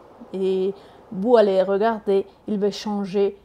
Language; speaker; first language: French; non-native, learner; Italian